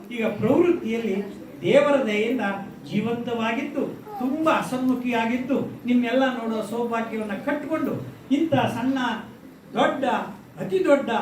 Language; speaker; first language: Kannada; native; Kannada